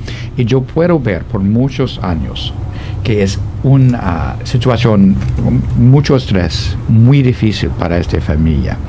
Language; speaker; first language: Spanish; non-native, fluent; English